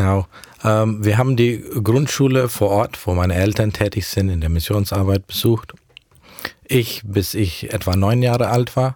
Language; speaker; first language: German; early bilingual, heritage; German